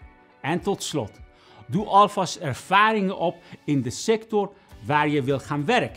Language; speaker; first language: Dutch; non-native, fluent; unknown